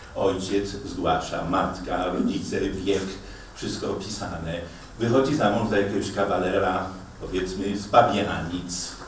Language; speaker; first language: Polish; native; Polish